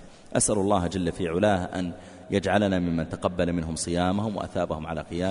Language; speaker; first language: Arabic; native; Arabic